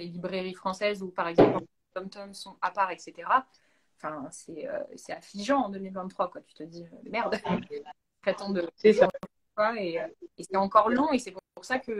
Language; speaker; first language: French; native; French